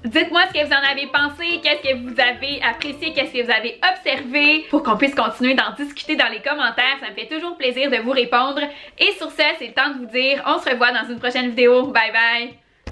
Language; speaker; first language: French; native; French